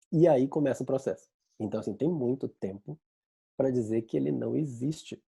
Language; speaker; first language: Portuguese; native; Portuguese